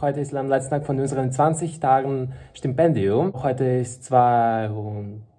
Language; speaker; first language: German; non-native, learner; Serbian